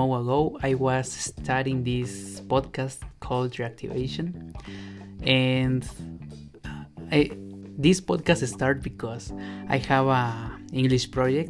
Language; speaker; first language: English; non-native, learner; Spanish